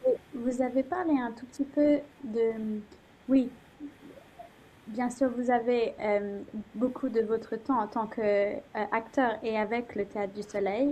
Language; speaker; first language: French; non-native, fluent; English